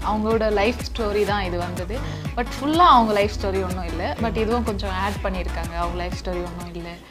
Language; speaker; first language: Tamil; early bilingual, heritage; Tamil